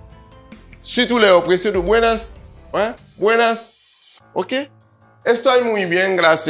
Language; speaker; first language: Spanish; non-native, fluent; Haitian Creole